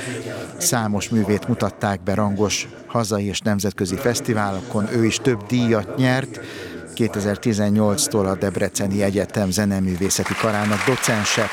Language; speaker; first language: Hungarian; native; Hungarian